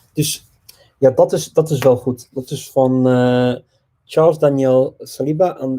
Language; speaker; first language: Dutch; non-native, fluent; English